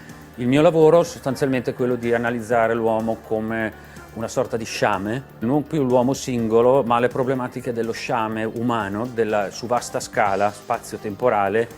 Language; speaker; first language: Italian; native; Italian